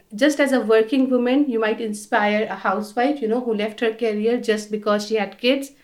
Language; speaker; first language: English; non-native, local second language; Hindi